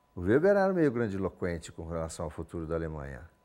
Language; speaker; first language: Portuguese; native; Portuguese